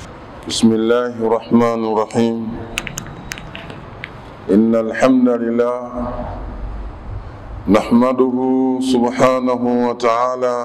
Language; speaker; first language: Arabic; non-native, fluent; Swahili